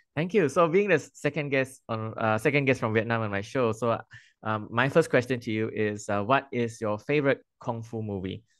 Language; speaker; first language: English; non-native, local second language; Chinese